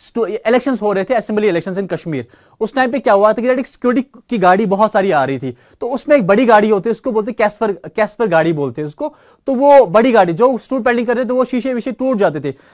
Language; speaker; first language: Hindi; non-native, local second language; Kashmiri